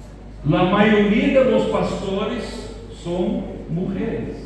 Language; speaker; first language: Spanish; non-native, fluent; Portuguese